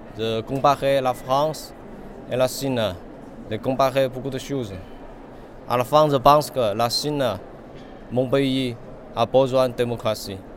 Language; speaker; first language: French; non-native, learner; Chinese